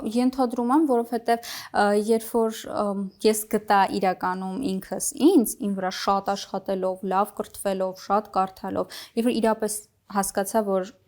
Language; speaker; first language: Armenian; native; Armenian